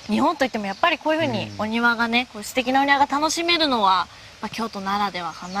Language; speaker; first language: Japanese; native; Japanese